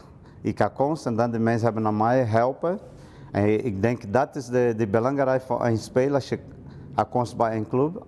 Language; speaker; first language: Dutch; non-native, learner; Portuguese